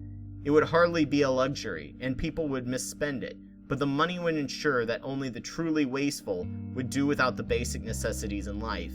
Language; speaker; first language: English; native; English